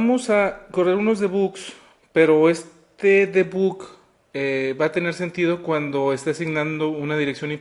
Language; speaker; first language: Spanish; native; Spanish